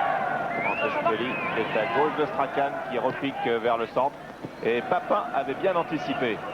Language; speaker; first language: French; native; French